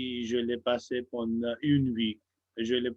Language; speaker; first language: French; non-native, fluent; Hindi